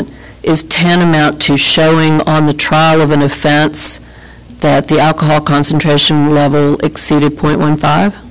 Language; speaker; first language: English; native; English